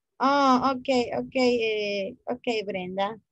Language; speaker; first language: English; non-native, fluent; Spanish